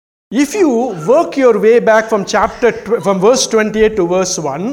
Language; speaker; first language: English; non-native, local second language; Tamil